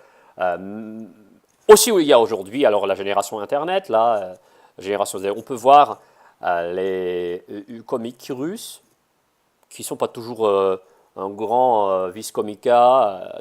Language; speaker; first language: French; non-native, fluent; Russian